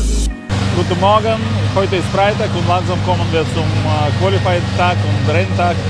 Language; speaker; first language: German; non-native, learner; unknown